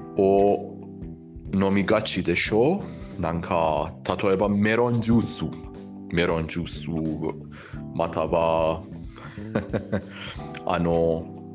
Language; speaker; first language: Japanese; non-native, learner; Persian